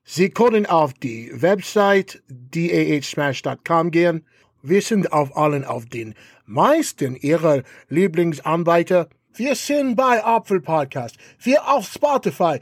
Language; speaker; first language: German; non-native, learner; English